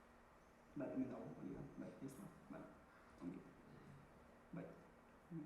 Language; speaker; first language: Basque; early bilingual, other home language; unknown